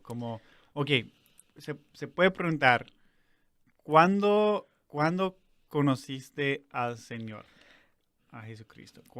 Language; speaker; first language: Spanish; non-native, fluent; English